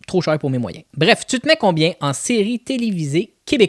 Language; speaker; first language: French; native; French